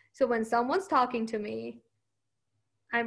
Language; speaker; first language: English; early bilingual, other home language; Persian